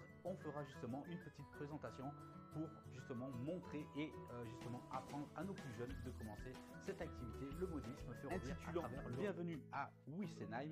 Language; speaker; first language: French; native; French